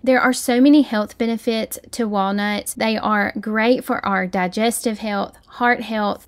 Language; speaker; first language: English; native; English